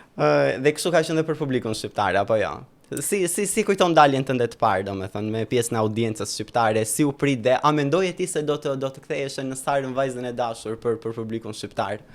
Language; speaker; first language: Albanian; native; Albanian